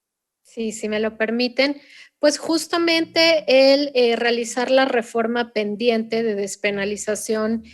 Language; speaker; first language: Spanish; native; Spanish